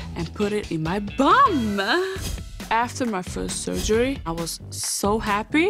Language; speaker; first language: English; early bilingual, other home language; Serbian